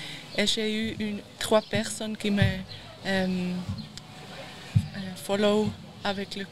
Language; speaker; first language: French; non-native, learner; German